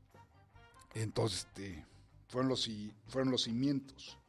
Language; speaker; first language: Spanish; native; Spanish